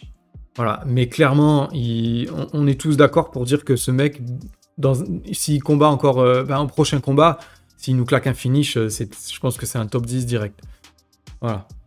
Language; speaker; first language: French; native; French